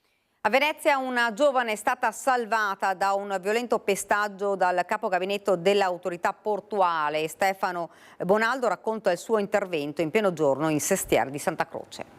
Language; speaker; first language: Italian; native; Italian